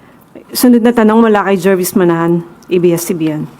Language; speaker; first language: Filipino; native; Filipino